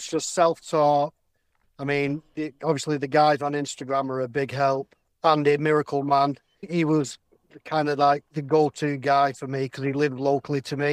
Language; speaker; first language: English; native; English